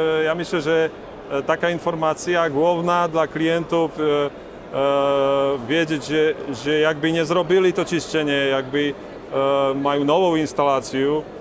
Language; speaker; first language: Polish; non-native, learner; Slovak